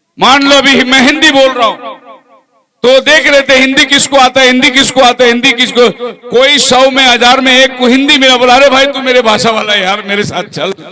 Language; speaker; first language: Hindi; non-native, local second language; Tamil